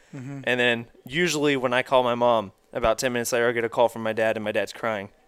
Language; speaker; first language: English; native; English